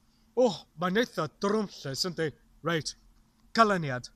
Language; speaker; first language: Welsh; non-native, local second language; English